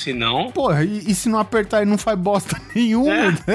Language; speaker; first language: Portuguese; native; Portuguese